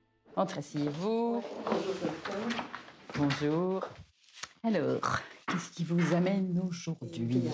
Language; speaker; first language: French; native; French